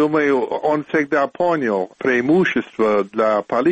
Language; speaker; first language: Russian; non-native, fluent; English